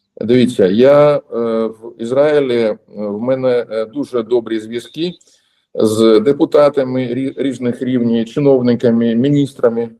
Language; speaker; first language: Ukrainian; non-native, local second language; Russian